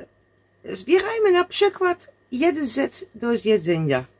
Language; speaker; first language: Polish; non-native, learner; Dutch